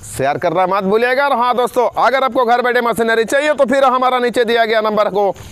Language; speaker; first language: Hindi; non-native, local second language; Bangla